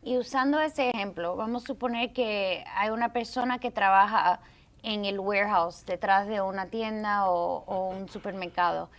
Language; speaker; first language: Spanish; early bilingual, heritage; Spanish